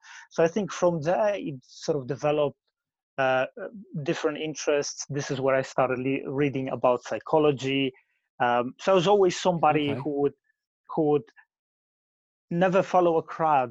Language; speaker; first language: English; non-native, fluent; Polish